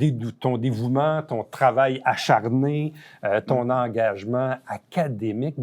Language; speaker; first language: French; native; French